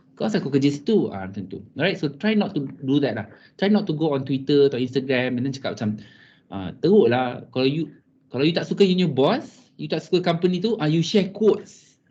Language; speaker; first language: Malay; native; Malay